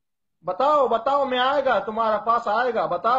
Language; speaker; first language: Hindi; non-native, learner; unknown